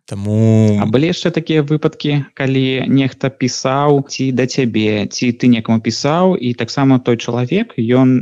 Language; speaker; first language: Belarusian; non-native, local second language; Russian